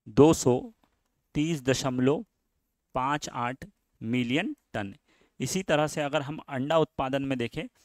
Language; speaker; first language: Hindi; native; Hindi